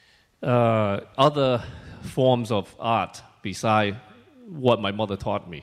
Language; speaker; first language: English; non-native, local second language; Cantonese